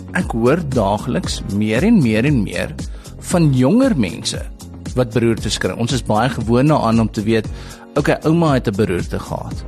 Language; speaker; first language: Afrikaans; native; Afrikaans